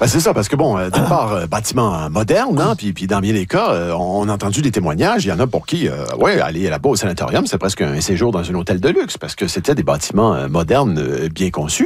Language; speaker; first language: French; native; French